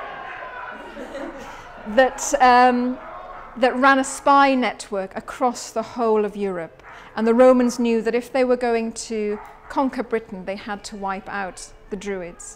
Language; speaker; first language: English; native; English